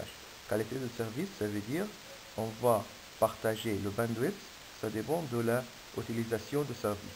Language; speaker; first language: French; non-native, fluent; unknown